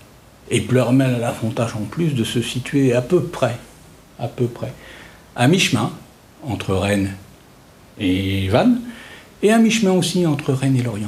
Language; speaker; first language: French; native; French